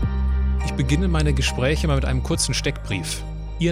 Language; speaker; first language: German; native; German